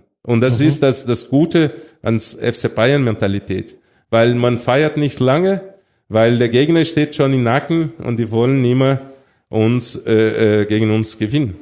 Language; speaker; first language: German; non-native, fluent; Portuguese